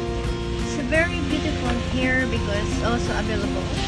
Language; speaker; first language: English; non-native, learner; Cebuano